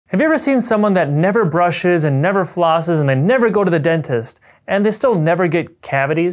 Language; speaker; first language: English; native; English